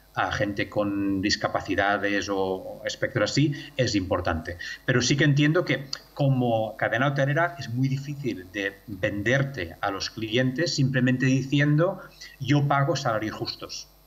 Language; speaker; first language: Spanish; non-native, local second language; Catalan